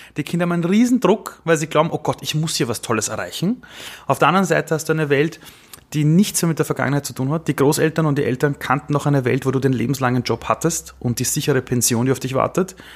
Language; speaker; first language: German; early bilingual, other home language; Persian